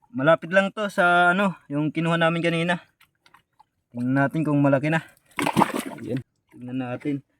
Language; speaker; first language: Filipino; non-native, local second language; Waray